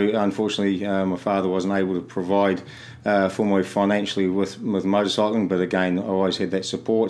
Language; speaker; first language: English; native; English